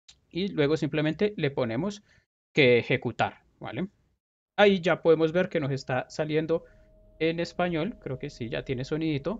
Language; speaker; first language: Spanish; native; Spanish